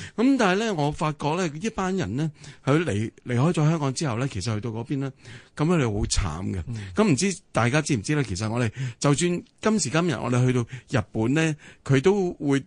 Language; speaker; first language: Cantonese; native; Cantonese